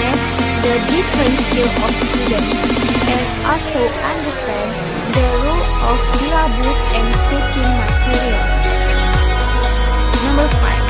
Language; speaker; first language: English; non-native, learner; Indonesian